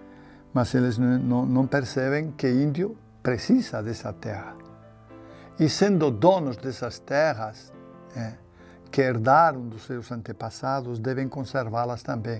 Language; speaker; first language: Portuguese; non-native, fluent; Spanish